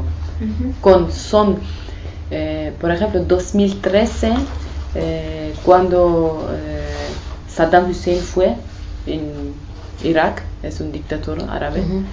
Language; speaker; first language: Spanish; non-native, learner; Kurdish